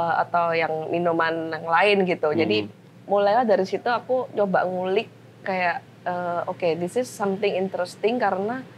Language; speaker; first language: Indonesian; native; Indonesian